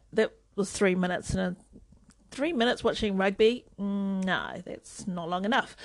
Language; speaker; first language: English; native; English